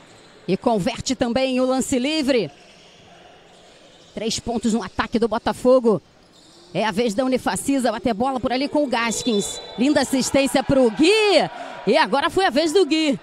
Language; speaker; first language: Portuguese; native; Portuguese